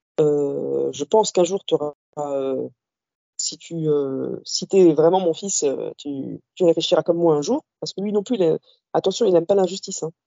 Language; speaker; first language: French; early bilingual, other home language; Kabyle